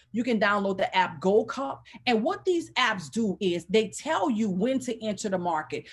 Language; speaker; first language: English; native; English